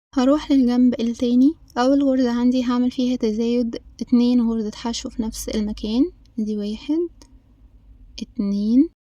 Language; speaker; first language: Arabic; native; Arabic